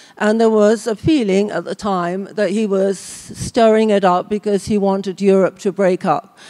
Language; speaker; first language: English; native; English